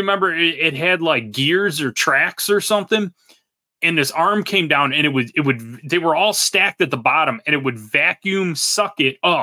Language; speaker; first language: English; native; English